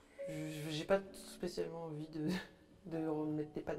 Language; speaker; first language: French; native; French